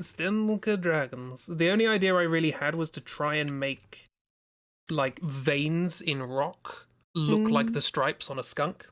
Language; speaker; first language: English; native; English